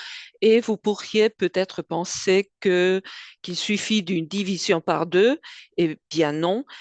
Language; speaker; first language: French; non-native, fluent; Spanish